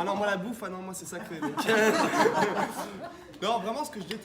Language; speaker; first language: French; native; French